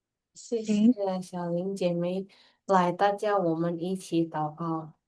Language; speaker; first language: Chinese; non-native, learner; Indonesian